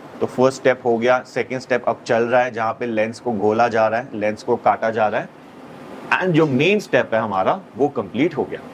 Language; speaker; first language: Hindi; native; Hindi